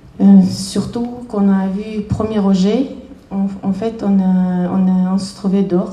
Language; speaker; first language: French; non-native, learner; Chechen